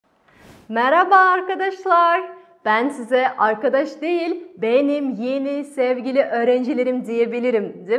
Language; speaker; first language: Turkish; non-native, fluent; Kazakh